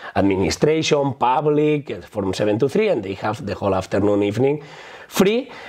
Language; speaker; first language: English; non-native, fluent; Spanish